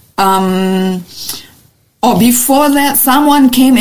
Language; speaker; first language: English; non-native, fluent; Indonesian